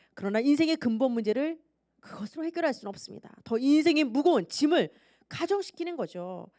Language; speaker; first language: Korean; native; Korean